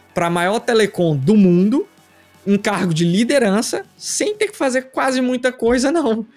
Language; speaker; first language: Portuguese; native; Portuguese